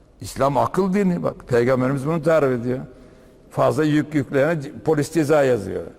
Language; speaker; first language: Turkish; native; Turkish